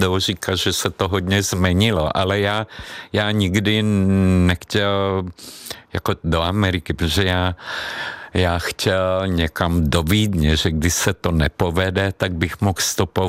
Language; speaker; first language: Czech; non-native, fluent; Hungarian